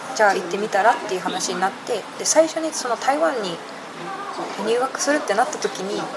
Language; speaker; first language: Japanese; native; Japanese